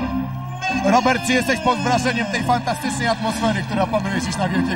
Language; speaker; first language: Polish; native; Polish